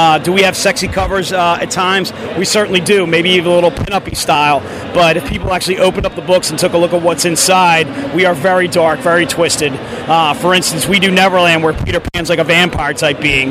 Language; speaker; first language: English; native; English